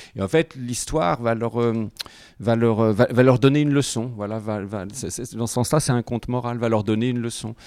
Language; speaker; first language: French; native; French